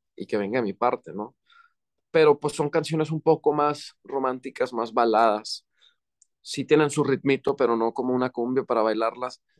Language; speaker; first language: Spanish; native; Spanish